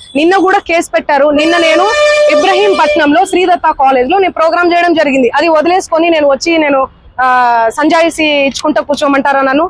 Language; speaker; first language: Telugu; non-native, local second language; Lambadi